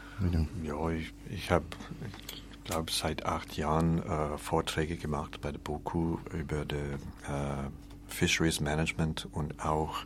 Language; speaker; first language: German; non-native, learner; English